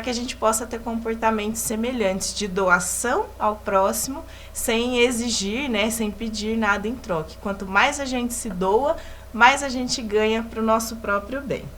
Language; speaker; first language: Portuguese; native; Portuguese